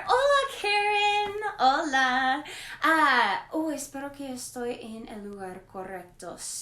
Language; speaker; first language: Spanish; non-native, learner; English